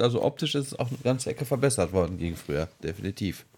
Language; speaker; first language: German; native; German